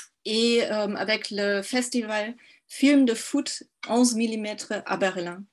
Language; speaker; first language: French; non-native, fluent; German